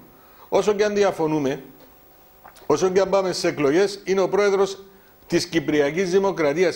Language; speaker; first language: Greek; native; Greek